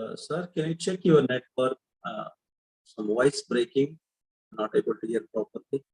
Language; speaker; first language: English; non-native, local second language; Kannada